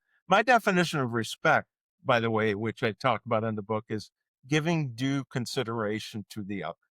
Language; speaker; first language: English; native; English